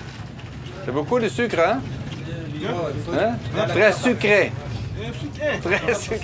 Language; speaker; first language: French; non-native, learner; Dutch